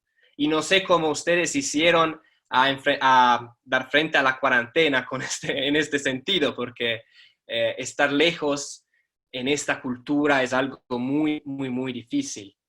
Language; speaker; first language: Spanish; non-native, fluent; Italian